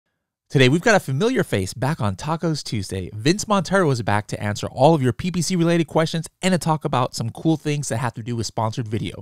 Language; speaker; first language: English; native; English